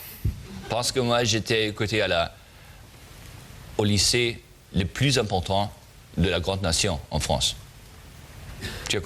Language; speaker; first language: French; non-native, learner; German